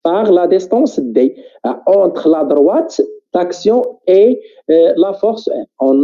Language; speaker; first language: French; non-native, local second language; Arabic